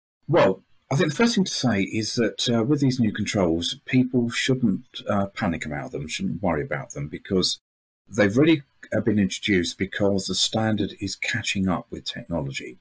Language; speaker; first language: English; native; English